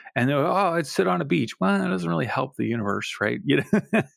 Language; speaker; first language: English; native; English